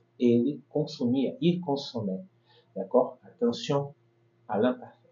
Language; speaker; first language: French; non-native, fluent; Portuguese